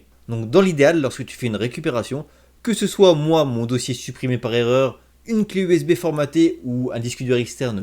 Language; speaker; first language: French; native; French